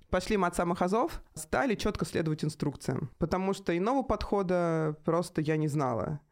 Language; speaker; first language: Russian; native; Russian